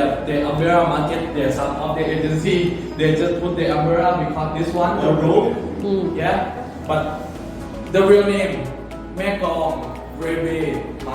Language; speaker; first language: English; non-native, fluent; Thai